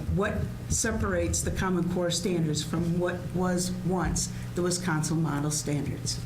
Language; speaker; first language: English; native; English